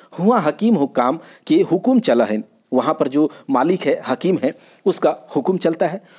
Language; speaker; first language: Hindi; non-native, local second language; Magahi